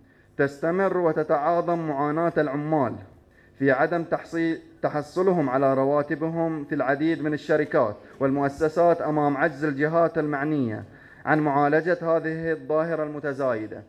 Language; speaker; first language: Arabic; native; Arabic